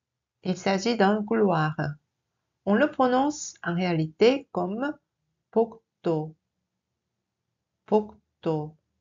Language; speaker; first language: French; non-native, fluent; Korean